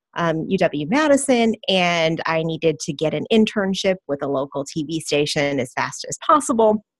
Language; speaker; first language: English; native; English